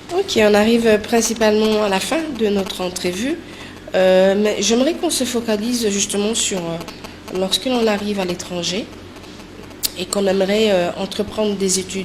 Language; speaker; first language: French; non-native, local second language; Lingala